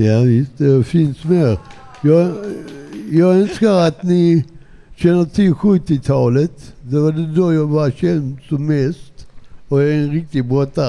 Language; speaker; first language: Swedish; non-native, learner; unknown